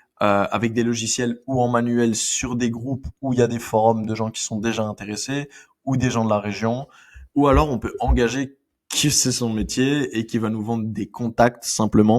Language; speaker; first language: French; native; French